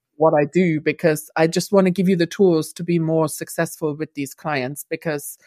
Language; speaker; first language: English; non-native, fluent; German